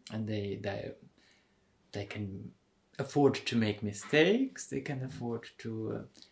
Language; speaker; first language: English; non-native, fluent; Swedish